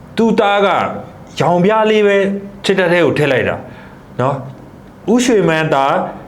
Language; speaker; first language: Burmese; native; Burmese